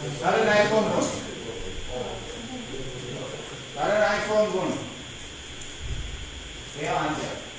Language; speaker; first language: Korean; non-native, learner; English